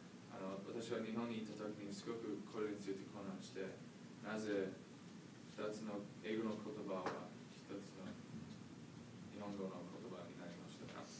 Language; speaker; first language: Japanese; non-native, learner; English